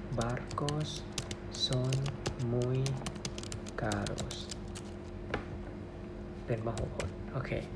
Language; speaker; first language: Spanish; non-native, learner; Thai